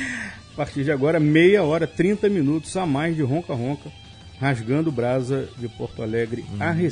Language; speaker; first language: Portuguese; native; Portuguese